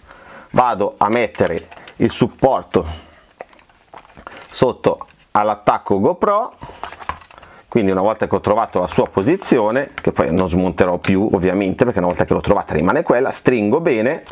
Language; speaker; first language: Italian; native; Italian